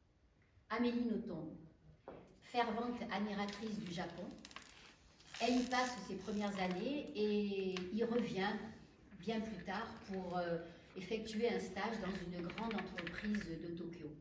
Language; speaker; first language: French; native; French